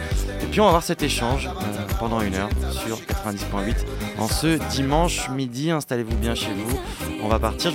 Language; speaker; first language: French; native; French